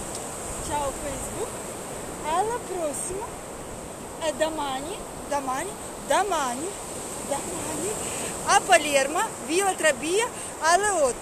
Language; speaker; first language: Italian; non-native, learner; Russian